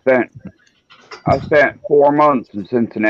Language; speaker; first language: English; native; English